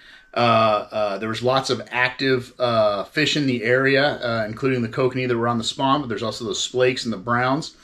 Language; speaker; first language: English; native; English